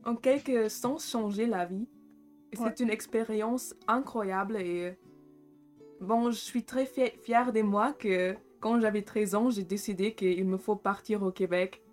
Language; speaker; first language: French; non-native, fluent; German